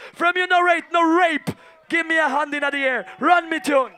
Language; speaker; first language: English; non-native, fluent; Polish